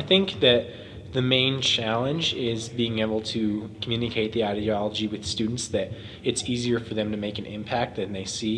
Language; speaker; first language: English; native; English